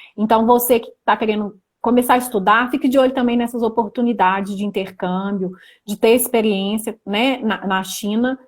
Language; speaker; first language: Portuguese; native; Portuguese